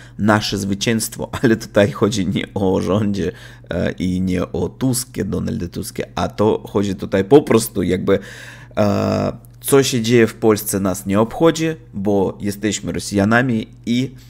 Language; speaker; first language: Polish; non-native, learner; Russian